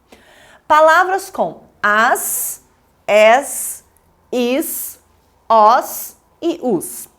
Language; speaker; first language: Portuguese; native; Portuguese